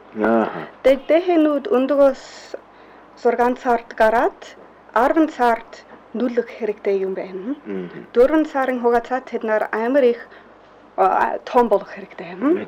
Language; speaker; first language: Mongolian; non-native, fluent; English